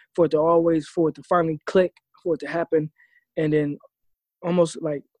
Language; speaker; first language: English; native; English